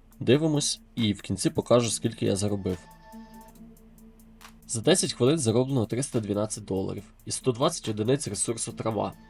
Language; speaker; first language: Ukrainian; native; Ukrainian